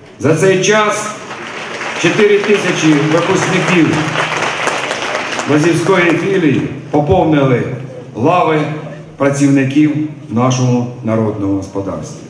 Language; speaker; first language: Ukrainian; native; Ukrainian